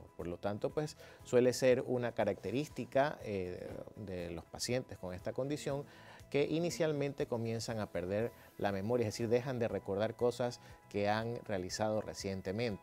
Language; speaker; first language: Spanish; native; Spanish